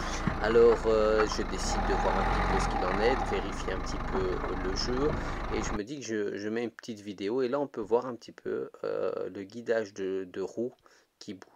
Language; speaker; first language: French; native; French